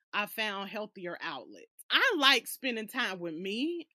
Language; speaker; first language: English; native; English